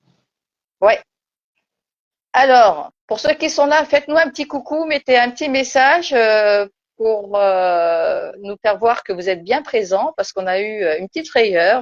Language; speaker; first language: French; native; French